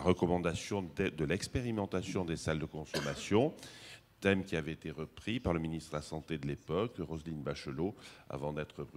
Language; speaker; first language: French; native; French